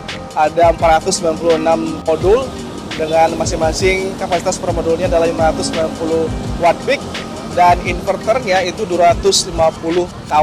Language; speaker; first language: Indonesian; native; Indonesian